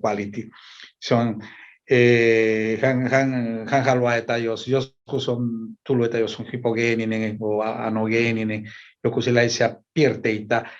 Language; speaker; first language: Finnish; non-native, learner; Spanish